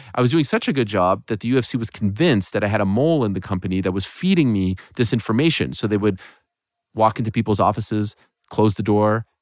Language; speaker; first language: English; native; English